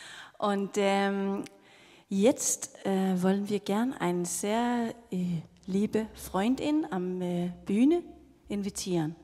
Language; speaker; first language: German; non-native, learner; Danish